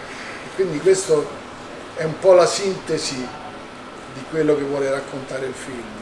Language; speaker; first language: Italian; native; Italian